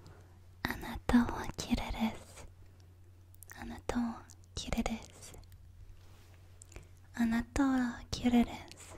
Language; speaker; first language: Japanese; non-native, learner; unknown